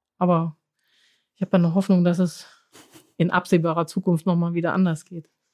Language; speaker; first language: German; non-native, fluent; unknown